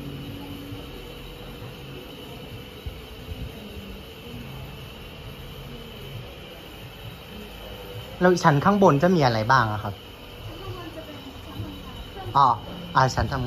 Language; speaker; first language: Thai; non-native, fluent; Vietnamese